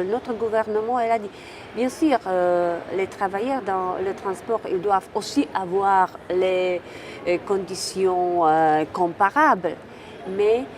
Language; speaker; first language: French; non-native, fluent; Czech